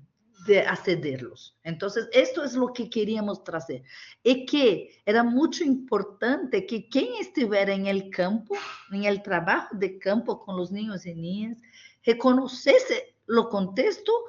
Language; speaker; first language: Spanish; non-native, learner; Portuguese